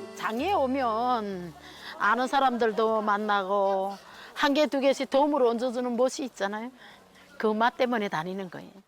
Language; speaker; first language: Korean; native; Korean